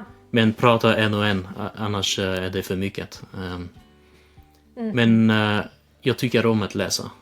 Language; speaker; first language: Swedish; early bilingual, heritage; Swedish